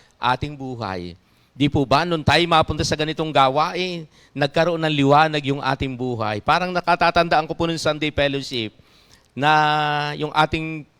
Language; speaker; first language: Filipino; native; Filipino